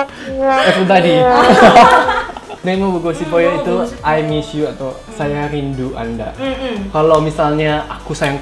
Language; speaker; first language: Indonesian; native; Indonesian